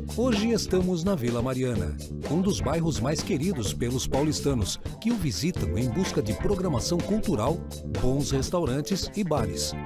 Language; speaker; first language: Portuguese; native; Portuguese